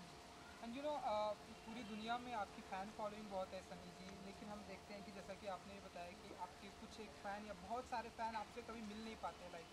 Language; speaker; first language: Hindi; native; Hindi